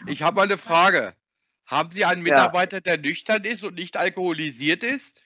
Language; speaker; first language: German; native; German